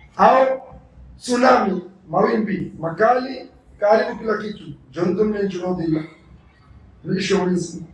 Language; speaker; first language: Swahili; native; Swahili